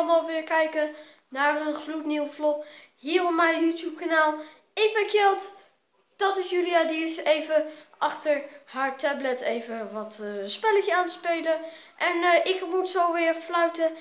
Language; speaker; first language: Dutch; native; Dutch